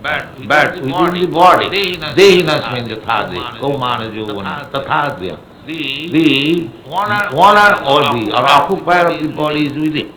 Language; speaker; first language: English; non-native, local second language; Bangla